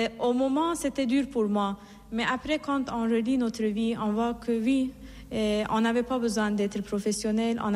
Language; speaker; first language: French; non-native, fluent; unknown